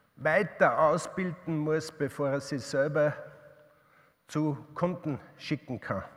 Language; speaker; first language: German; native; German